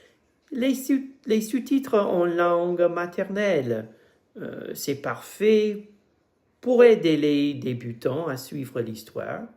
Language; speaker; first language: French; non-native, fluent; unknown